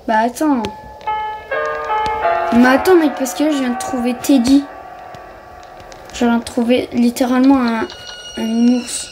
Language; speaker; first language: French; native; French